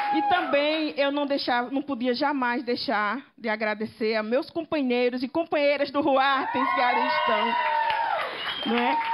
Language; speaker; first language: Portuguese; native; Portuguese